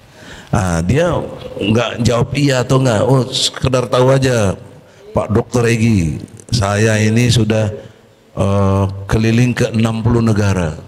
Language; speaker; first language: Indonesian; native; Indonesian